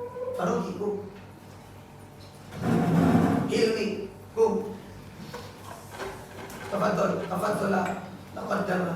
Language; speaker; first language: Arabic; non-native, learner; Indonesian